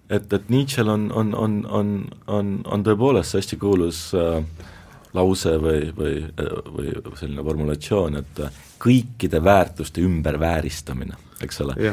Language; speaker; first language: Estonian; native; Estonian